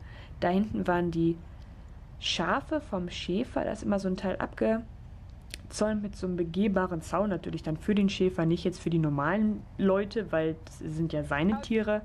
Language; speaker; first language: German; native; German